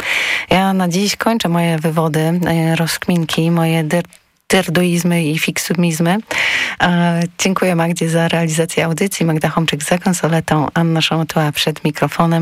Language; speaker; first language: Polish; native; Polish